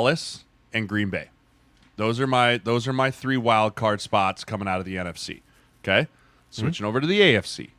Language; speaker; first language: English; native; English